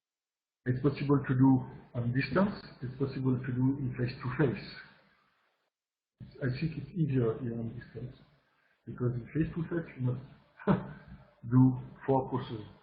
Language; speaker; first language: English; non-native, learner; French